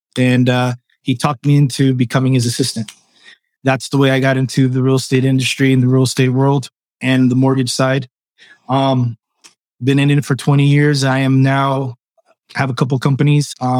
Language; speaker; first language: English; early bilingual, other home language; Spanish